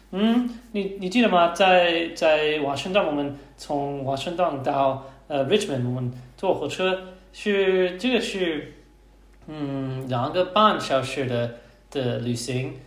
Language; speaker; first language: Chinese; non-native, learner; English